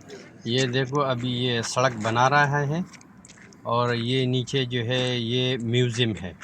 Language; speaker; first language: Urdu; non-native, local second language; Pashto